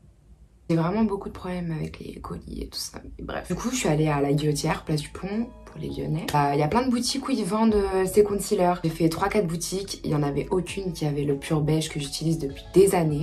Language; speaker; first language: French; native; French